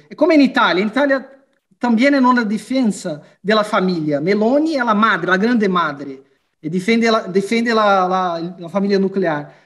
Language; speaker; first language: Portuguese; native; Portuguese